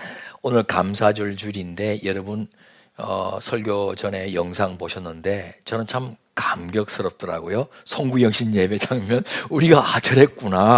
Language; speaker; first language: Korean; native; Korean